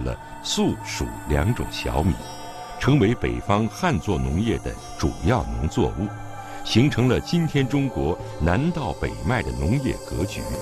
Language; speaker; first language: Chinese; native; Chinese